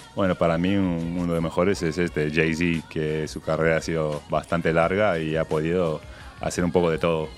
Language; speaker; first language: Spanish; early bilingual, heritage; Spanish